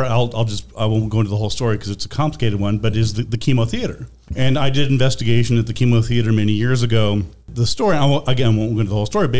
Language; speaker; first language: English; native; English